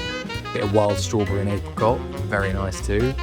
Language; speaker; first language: English; native; English